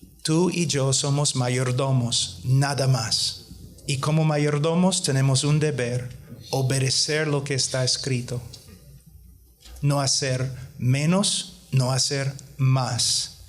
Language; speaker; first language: Spanish; non-native, fluent; English